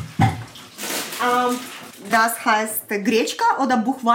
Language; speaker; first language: German; non-native, fluent; Ukrainian